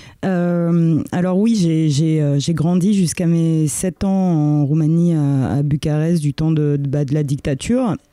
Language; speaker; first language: French; early bilingual, other home language; Romanian